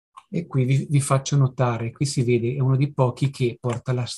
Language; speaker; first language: Italian; native; Italian